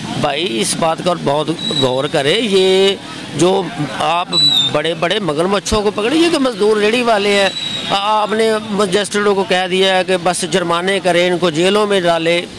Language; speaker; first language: Urdu; non-native, local second language; Punjabi